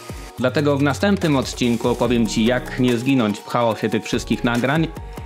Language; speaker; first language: Polish; native; Polish